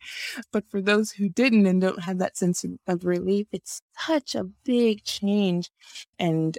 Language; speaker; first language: English; non-native, local second language; Yoruba